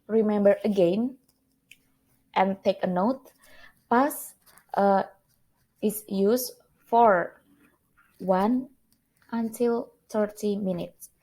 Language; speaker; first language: English; non-native, learner; Indonesian